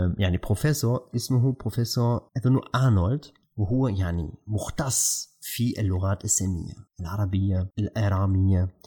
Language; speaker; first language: Arabic; non-native, fluent; German